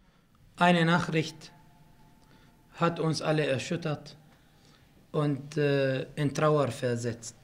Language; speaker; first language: German; non-native, fluent; Arabic